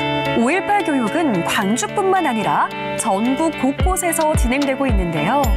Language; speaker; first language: Korean; native; Korean